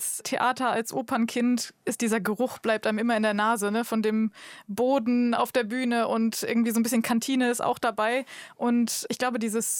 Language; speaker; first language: German; native; German